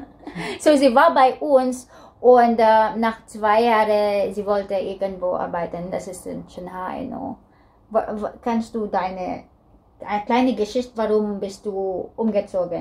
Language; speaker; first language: German; non-native, learner; Filipino